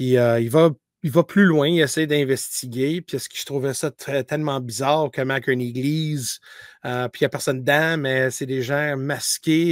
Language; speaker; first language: French; native; French